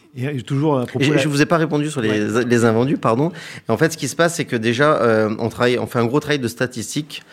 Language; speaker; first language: French; native; French